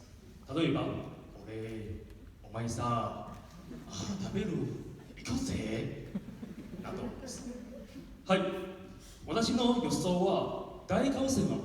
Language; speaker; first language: Japanese; non-native, learner; Min Nan Chinese